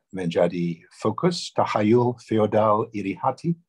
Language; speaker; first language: Indonesian; non-native, fluent; English